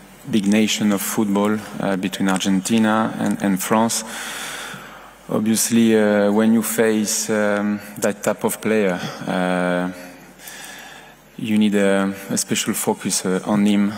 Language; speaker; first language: English; non-native, fluent; French